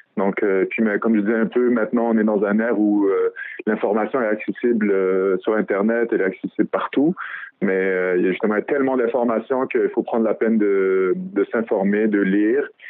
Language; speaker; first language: French; early bilingual, other home language; Arabic